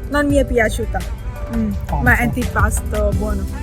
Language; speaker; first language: Italian; non-native, learner; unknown